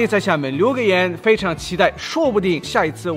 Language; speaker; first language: Chinese; non-native, fluent; German